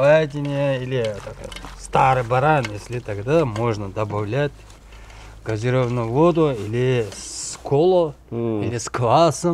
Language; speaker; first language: Russian; non-native, local second language; Uyghur